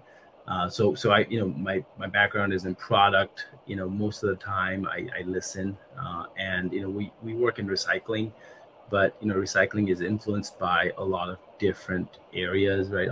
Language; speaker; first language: English; non-native, local second language; Nepali